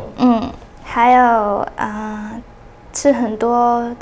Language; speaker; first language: Chinese; early bilingual, heritage; Chinese